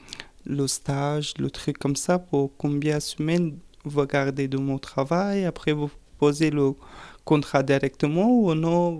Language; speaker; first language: French; non-native, learner; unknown